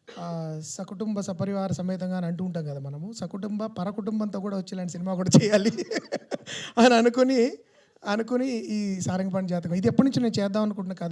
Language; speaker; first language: Telugu; native; Telugu